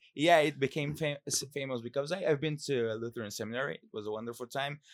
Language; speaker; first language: English; non-native, fluent; Portuguese